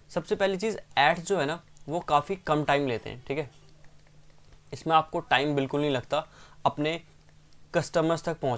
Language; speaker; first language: Hindi; native; Hindi